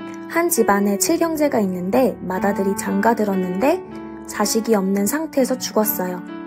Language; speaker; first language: Korean; native; Korean